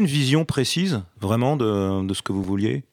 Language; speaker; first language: French; native; French